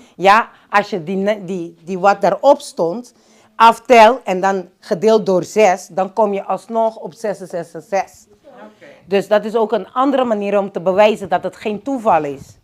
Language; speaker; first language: Dutch; non-native, local second language; Papiamento